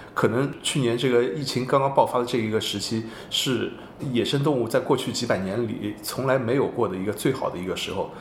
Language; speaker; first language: Chinese; non-native, local second language; Wu Chinese